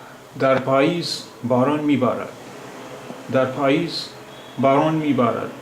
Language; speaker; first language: Persian; non-native, fluent; Urdu